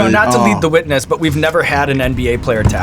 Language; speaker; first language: English; native; English